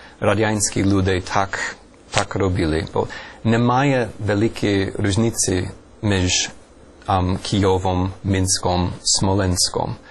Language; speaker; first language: Ukrainian; non-native, fluent; English